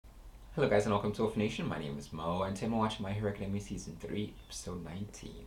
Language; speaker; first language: English; native; English